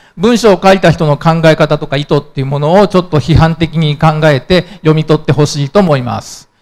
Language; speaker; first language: Japanese; native; Japanese